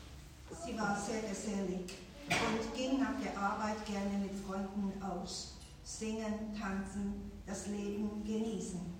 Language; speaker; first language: German; non-native, fluent; Chinese